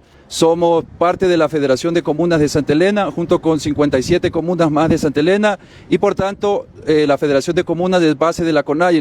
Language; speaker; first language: Spanish; native; Spanish